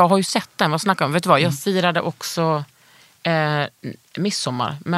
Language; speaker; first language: Swedish; native; Swedish